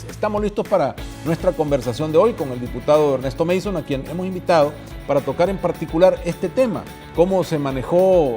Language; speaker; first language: Spanish; native; Spanish